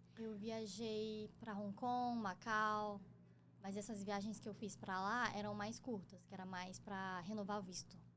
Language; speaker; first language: Portuguese; native; Portuguese